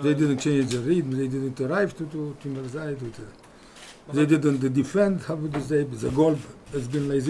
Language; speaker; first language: English; non-native, fluent; Romanian